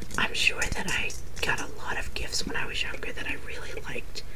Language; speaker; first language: English; native; English